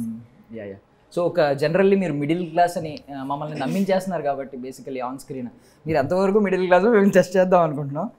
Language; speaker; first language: Telugu; native; Telugu